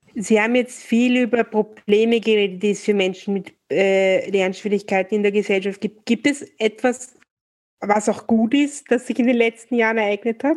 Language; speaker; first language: German; native; German